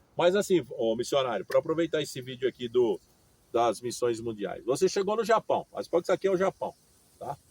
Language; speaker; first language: Portuguese; native; Portuguese